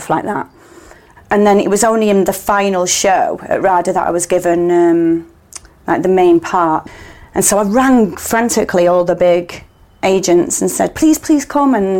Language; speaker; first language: English; native; English